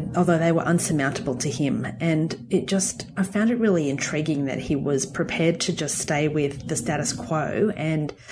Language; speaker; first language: English; native; English